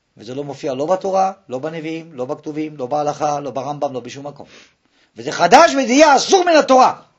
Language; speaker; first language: Hebrew; native; Hebrew